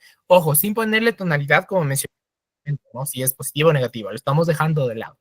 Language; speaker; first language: Spanish; native; Spanish